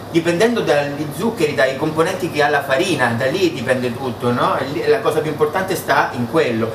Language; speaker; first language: Italian; early bilingual, heritage; Italian